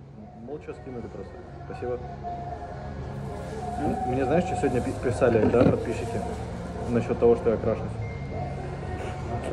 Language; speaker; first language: Russian; native; Russian